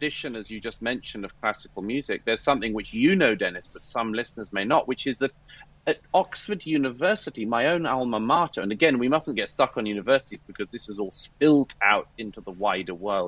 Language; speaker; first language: English; native; English